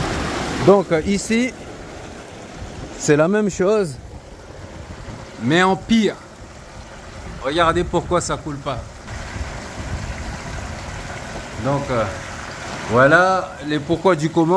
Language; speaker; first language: French; non-native, local second language; Comorian